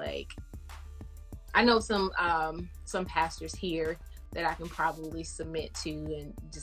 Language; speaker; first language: English; native; English